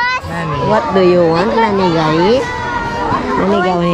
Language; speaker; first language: English; non-native, local second language; Filipino